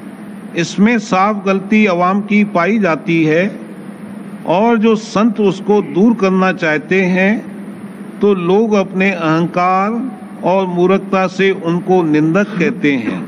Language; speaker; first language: Hindi; native; Hindi